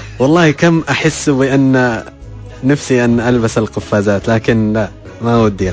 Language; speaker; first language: Arabic; native; Arabic